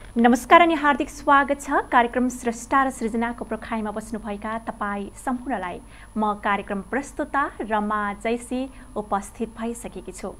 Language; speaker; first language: Nepali; native; Nepali